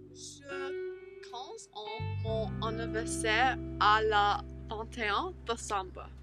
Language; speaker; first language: French; non-native, learner; English